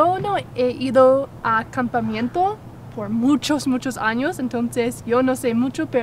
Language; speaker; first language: Spanish; non-native, learner; English